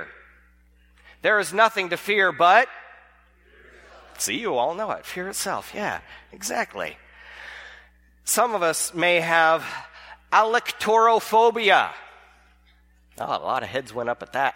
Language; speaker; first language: English; native; English